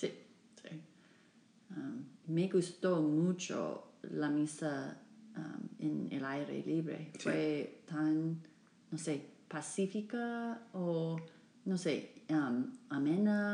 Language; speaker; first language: Spanish; non-native, fluent; English